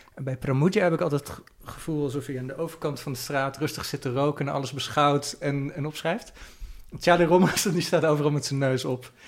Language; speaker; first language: Dutch; native; Dutch